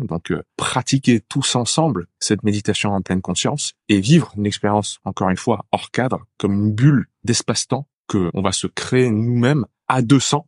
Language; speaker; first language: French; native; French